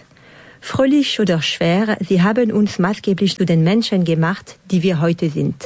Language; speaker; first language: German; native; German